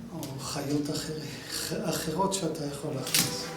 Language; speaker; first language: Hebrew; non-native, fluent; Dutch